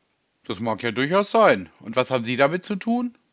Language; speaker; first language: German; native; German